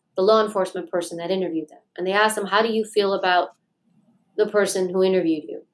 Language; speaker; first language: English; native; English